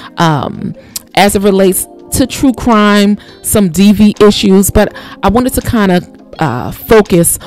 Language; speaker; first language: English; native; English